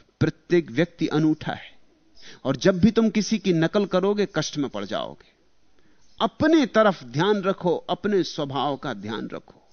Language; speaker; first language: Hindi; native; Hindi